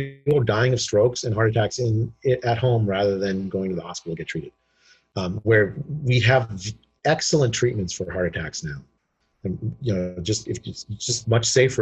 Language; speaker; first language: English; native; English